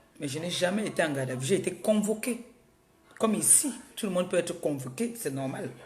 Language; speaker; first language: French; non-native, local second language; Basaa